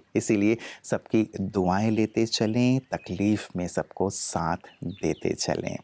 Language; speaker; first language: Hindi; native; Hindi